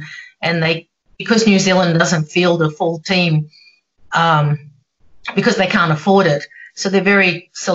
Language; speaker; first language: English; native; English